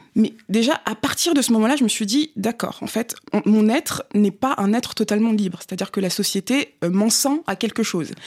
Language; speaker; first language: French; early bilingual, other home language; Lingala